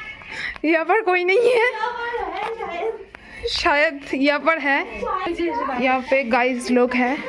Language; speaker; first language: Hindi; non-native, local second language; Bangla